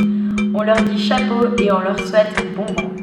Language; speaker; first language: French; native; French